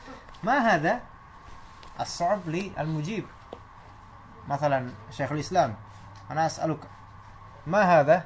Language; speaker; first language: Arabic; non-native, fluent; Indonesian